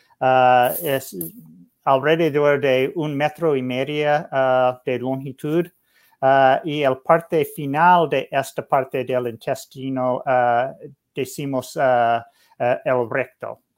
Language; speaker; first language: Spanish; non-native, learner; English